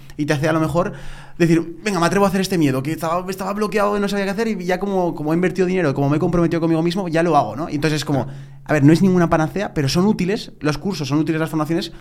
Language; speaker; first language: Spanish; native; Spanish